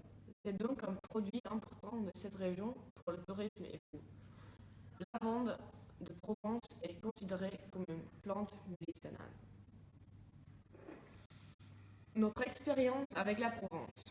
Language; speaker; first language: French; non-native, learner; Dutch